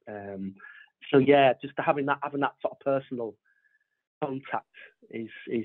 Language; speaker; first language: English; native; English